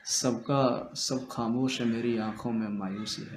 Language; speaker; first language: Hindi; native; Hindi